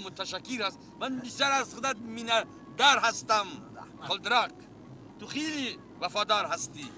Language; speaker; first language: Persian; non-native, learner; Hindi